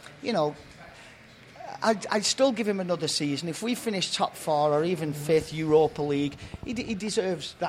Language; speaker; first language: English; native; English